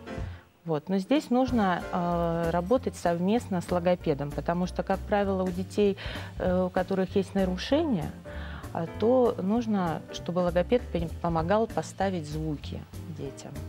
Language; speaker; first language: Russian; native; Russian